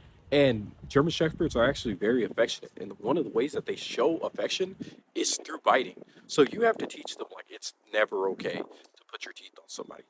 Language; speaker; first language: English; native; English